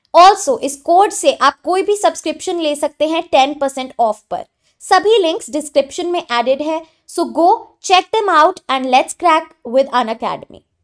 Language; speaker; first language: Hindi; native; Hindi